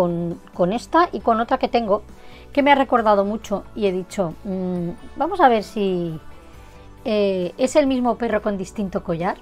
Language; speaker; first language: Spanish; native; Spanish